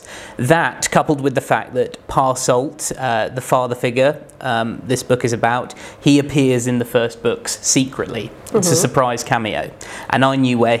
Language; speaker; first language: English; native; English